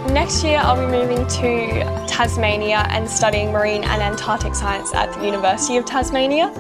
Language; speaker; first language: English; native; English